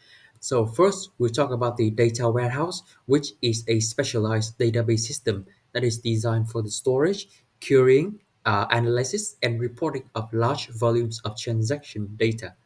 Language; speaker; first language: English; non-native, learner; Vietnamese